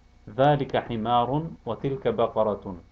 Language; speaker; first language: Arabic; non-native, fluent; English